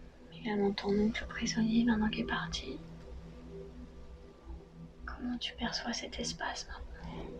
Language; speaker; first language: French; native; French